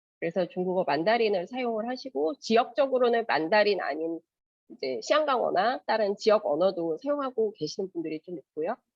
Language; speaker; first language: Korean; native; Korean